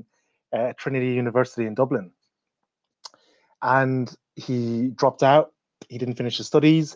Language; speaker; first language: English; native; English